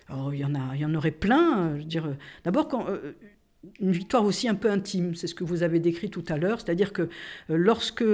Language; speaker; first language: French; native; French